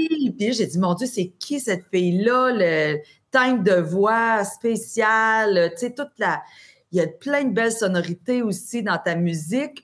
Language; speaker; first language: French; native; French